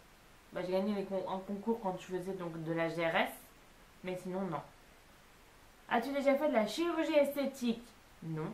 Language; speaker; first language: French; native; French